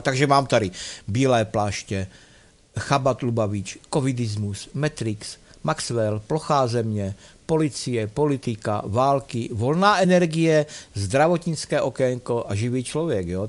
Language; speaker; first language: Czech; native; Czech